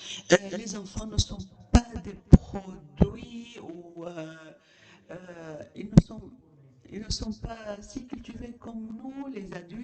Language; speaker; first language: French; non-native, fluent; Arabic